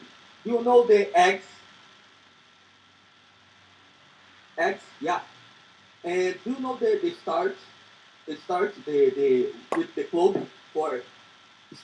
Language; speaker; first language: English; non-native, learner; Portuguese